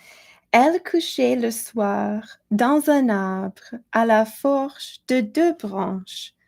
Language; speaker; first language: French; non-native, learner; English